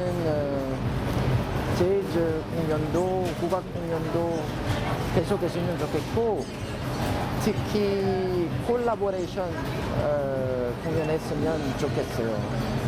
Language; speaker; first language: Korean; non-native, fluent; French